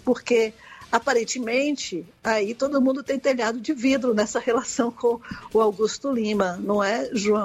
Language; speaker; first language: Portuguese; native; Portuguese